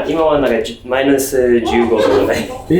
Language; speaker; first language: Japanese; non-native, learner; English